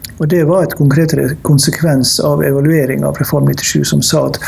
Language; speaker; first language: Norwegian; native; Norwegian